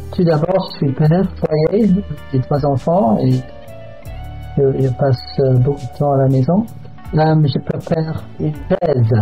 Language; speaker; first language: French; non-native, fluent; English